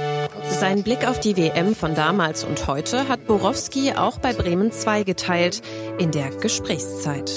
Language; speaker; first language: German; native; German